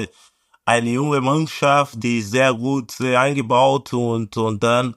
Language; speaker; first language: German; non-native, fluent; Portuguese